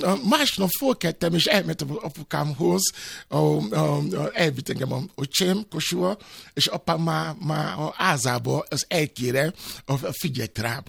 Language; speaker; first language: Hungarian; non-native, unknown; Yoruba